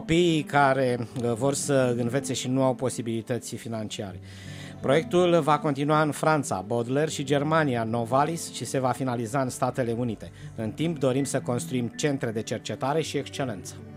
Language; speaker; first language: Romanian; native; Romanian